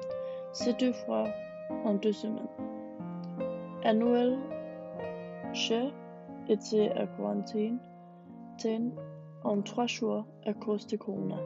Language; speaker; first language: French; non-native, learner; English